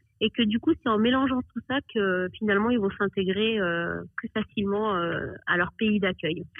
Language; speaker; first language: French; early bilingual, other home language; Arabic